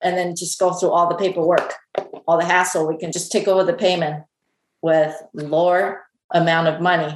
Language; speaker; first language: English; non-native, fluent; Chinese